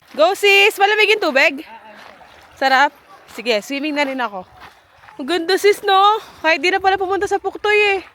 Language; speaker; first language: Filipino; native; Filipino